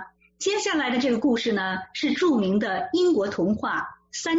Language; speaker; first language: Chinese; native; Chinese